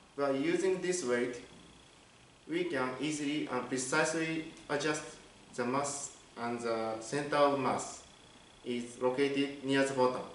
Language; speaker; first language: English; non-native, learner; Japanese